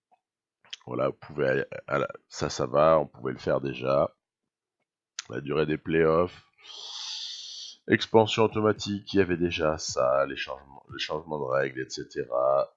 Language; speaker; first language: French; native; French